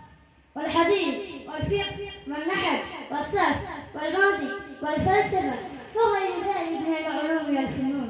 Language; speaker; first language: Arabic; non-native, learner; Bangla